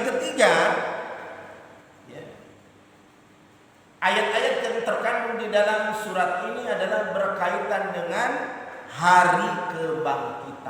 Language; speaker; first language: Indonesian; native; Indonesian